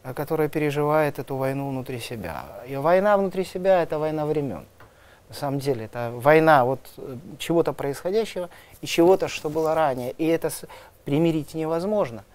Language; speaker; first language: Russian; native; Russian